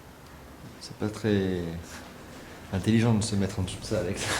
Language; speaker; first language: French; native; French